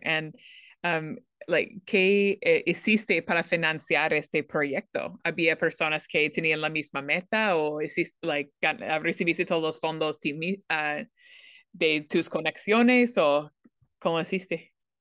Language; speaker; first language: Spanish; non-native, learner; English